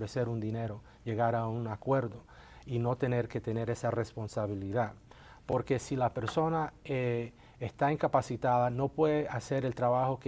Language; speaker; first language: Spanish; native; Spanish